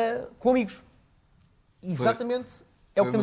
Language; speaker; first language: Portuguese; native; Portuguese